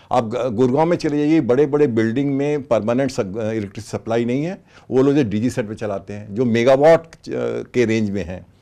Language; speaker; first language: Hindi; native; Hindi